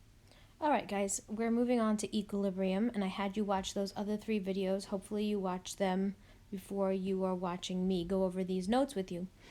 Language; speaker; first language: English; native; English